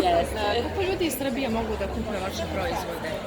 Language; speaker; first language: Bosnian; native; Bosnian